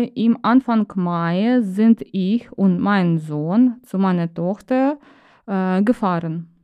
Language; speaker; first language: German; non-native, learner; Ukrainian